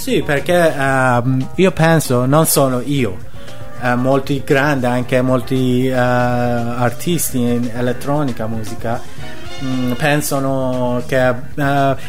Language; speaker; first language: Italian; non-native, learner; Persian